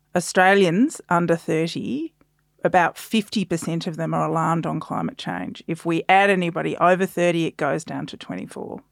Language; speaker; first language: English; native; English